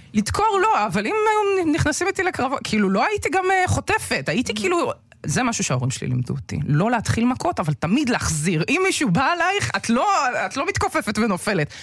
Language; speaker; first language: Hebrew; early bilingual, other home language; Russian